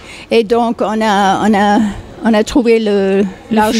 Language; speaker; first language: French; non-native, fluent; English